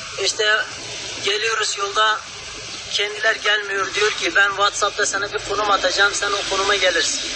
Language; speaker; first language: Turkish; non-native, learner; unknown